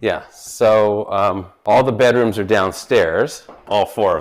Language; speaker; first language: English; native; English